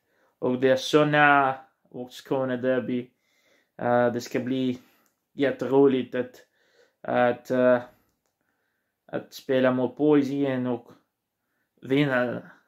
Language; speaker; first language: Swedish; non-native, learner; Portuguese